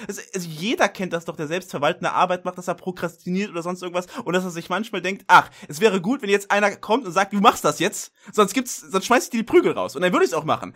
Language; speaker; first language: German; native; German